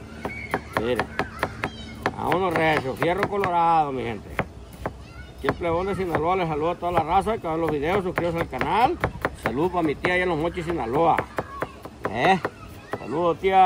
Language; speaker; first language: Spanish; native; Spanish